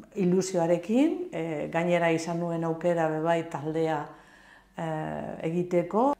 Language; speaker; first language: Basque; non-native, local second language; Spanish